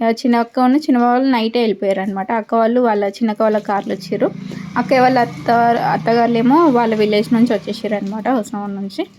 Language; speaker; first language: Telugu; non-native, local second language; Lambadi